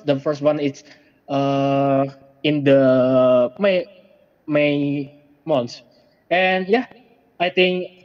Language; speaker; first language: English; non-native, learner; Indonesian